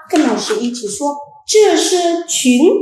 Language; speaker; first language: Chinese; non-native, fluent; Indonesian